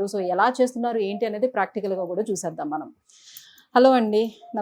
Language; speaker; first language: Telugu; native; Telugu